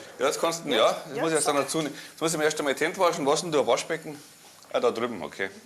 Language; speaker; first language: German; native; German